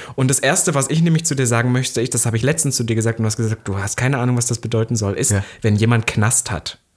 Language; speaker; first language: German; native; German